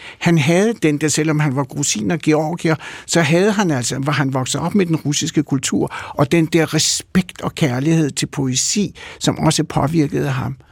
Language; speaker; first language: Danish; early bilingual, other home language; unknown